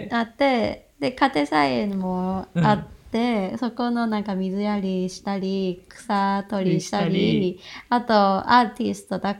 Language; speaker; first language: Japanese; non-native, fluent; Cantonese